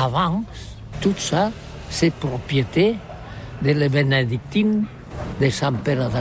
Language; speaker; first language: French; non-native, learner; Catalan